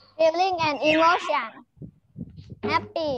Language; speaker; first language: English; non-native, learner; Thai